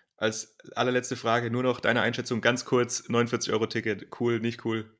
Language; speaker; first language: German; native; German